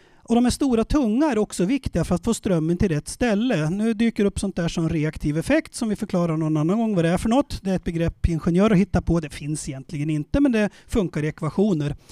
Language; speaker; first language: Swedish; native; Swedish